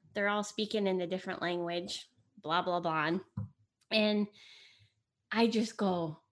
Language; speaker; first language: English; early bilingual, other home language; Italian